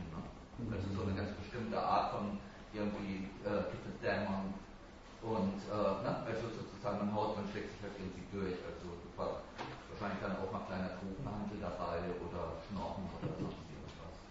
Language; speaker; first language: German; native; German